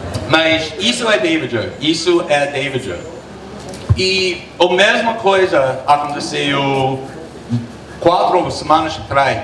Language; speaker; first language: Portuguese; non-native, fluent; English